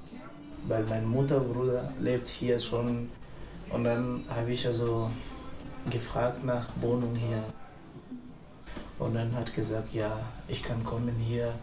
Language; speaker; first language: German; non-native, learner; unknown